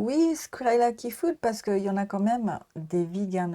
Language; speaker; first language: French; non-native, learner; Japanese